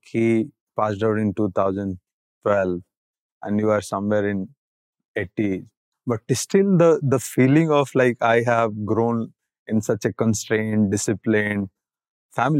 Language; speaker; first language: English; non-native, local second language; Bhojpuri